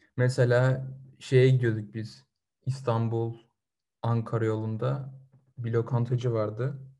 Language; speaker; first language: Turkish; early bilingual, other home language; Russian